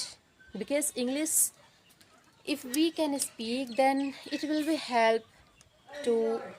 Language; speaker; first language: English; non-native, learner; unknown